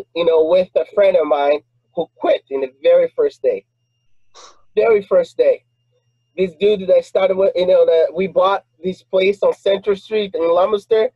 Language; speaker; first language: English; non-native, fluent; Portuguese